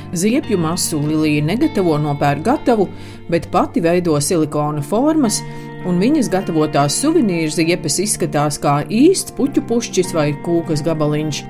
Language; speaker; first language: Latvian; native; Latvian